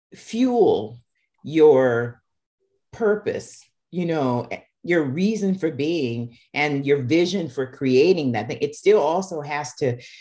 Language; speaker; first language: English; native; English